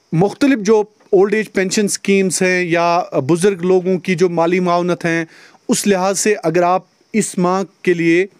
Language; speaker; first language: Hindi; non-native, local second language; Kashmiri